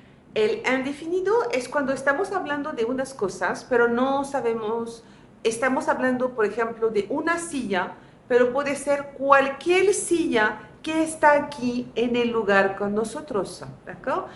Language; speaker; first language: Spanish; non-native, fluent; French